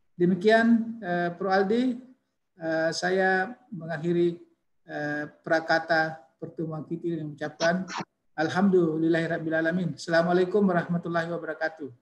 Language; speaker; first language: Indonesian; native; Indonesian